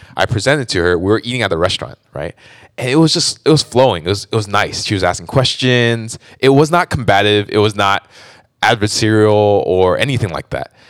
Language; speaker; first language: English; native; English